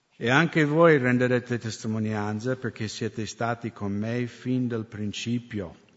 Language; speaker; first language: Italian; non-native, fluent; English